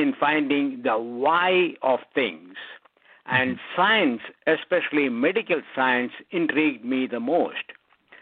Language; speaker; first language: English; non-native, local second language; Malayalam